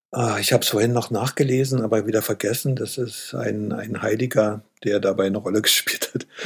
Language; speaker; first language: German; native; German